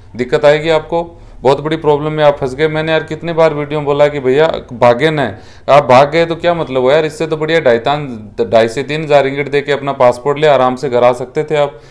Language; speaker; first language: Hindi; native; Hindi